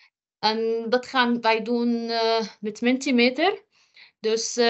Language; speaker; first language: Dutch; non-native, fluent; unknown